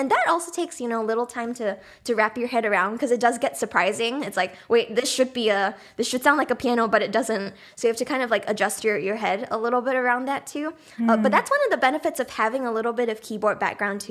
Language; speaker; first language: English; native; English